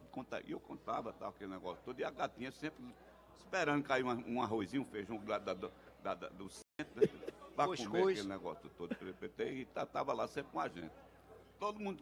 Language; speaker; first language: Portuguese; native; Portuguese